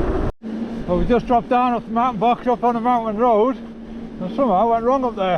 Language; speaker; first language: English; native; English